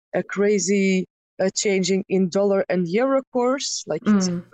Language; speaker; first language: English; non-native, fluent; Ukrainian